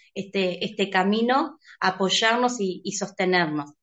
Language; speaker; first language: Spanish; native; Spanish